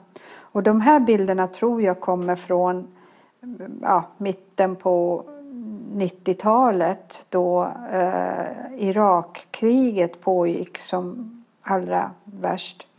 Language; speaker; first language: Swedish; early bilingual, other home language; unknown